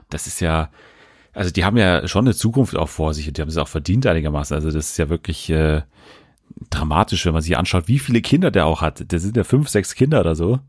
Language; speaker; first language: German; native; German